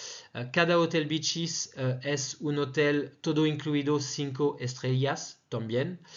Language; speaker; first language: Spanish; non-native, fluent; French